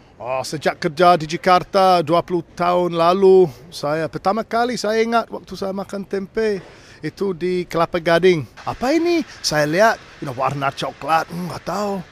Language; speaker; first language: Indonesian; non-native, learner; English